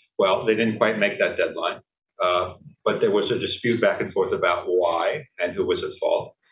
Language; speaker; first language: English; native; English